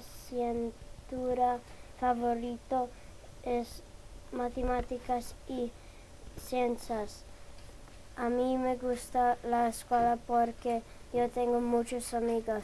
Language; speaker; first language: Spanish; non-native, learner; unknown